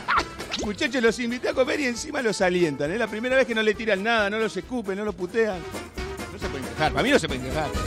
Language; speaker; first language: Spanish; native; Spanish